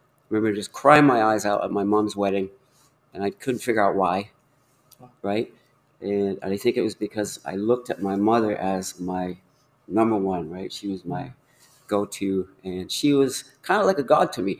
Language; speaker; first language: English; native; English